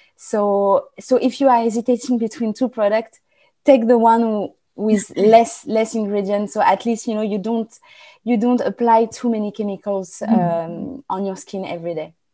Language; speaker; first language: English; non-native, fluent; French